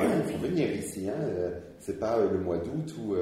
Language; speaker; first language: French; native; French